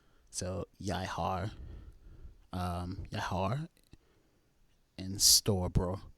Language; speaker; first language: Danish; non-native, learner; English